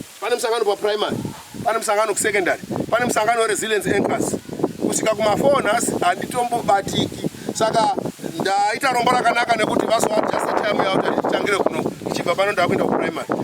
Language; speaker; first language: Shona; native; Shona